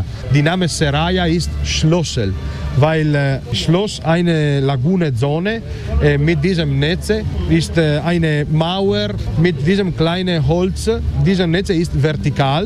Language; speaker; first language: German; non-native, learner; Italian